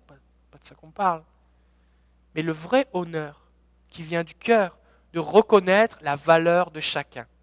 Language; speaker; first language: French; native; French